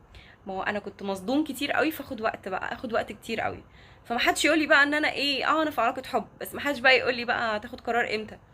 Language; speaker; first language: Arabic; native; Arabic